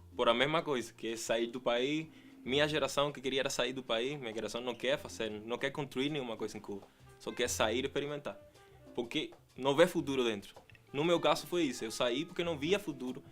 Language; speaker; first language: Portuguese; non-native, fluent; Spanish